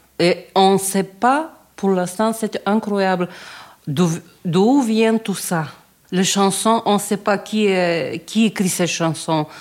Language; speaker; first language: French; non-native, learner; Bulgarian